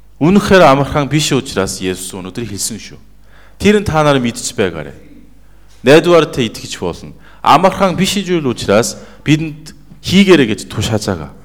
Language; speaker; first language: Mongolian; non-native, fluent; Korean